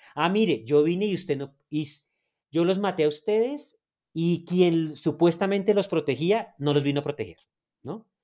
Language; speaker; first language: Spanish; native; Spanish